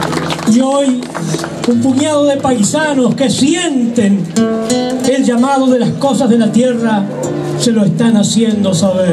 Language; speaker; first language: Spanish; native; Spanish